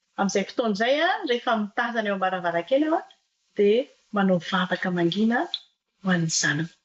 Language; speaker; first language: Malagasy; native; Malagasy